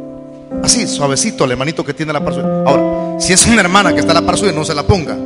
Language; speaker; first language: Spanish; native; Spanish